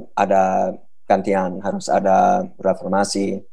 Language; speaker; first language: Indonesian; non-native, fluent; English